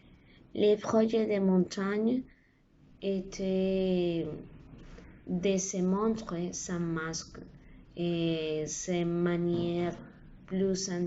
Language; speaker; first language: French; non-native, learner; Spanish